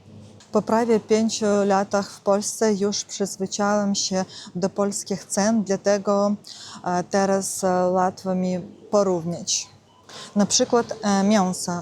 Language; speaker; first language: Polish; non-native, learner; Russian